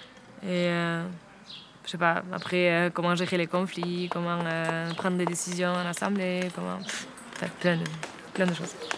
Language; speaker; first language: French; non-native, fluent; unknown